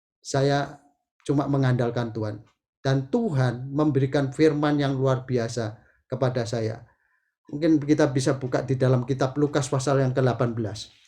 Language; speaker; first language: Indonesian; native; Indonesian